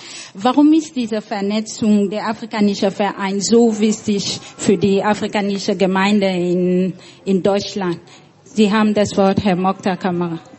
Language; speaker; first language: German; non-native, fluent; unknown